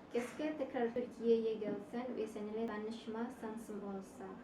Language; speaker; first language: Turkish; non-native, learner; Indonesian